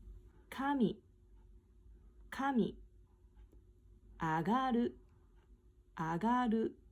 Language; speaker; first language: Japanese; native; Japanese